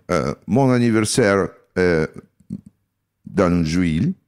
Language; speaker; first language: French; non-native, learner; Russian